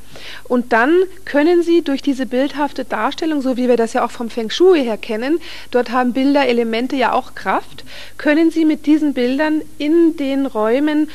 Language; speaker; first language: German; native; German